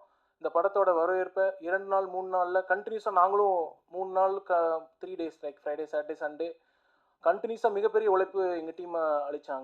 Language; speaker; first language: Tamil; native; Tamil